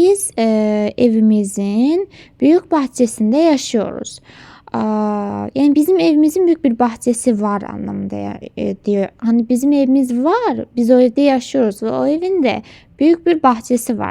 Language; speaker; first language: Turkish; non-native, local second language; Azerbaijani